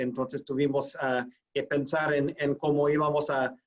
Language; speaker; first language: Spanish; non-native, fluent; English